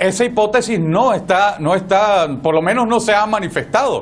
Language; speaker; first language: Spanish; native; Spanish